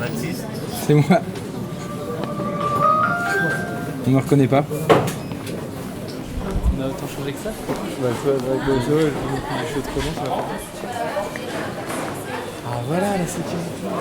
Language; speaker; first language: French; native; French